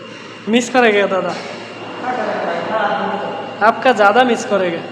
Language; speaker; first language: Hindi; non-native, learner; Bangla